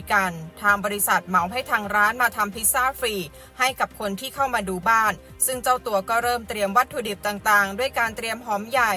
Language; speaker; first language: Thai; native; Thai